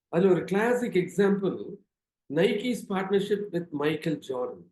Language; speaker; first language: English; non-native, local second language; Tamil